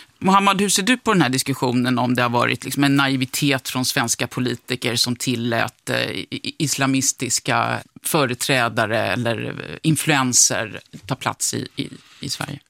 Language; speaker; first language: Swedish; native; Swedish